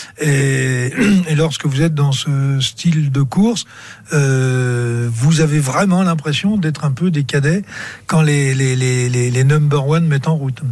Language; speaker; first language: French; native; French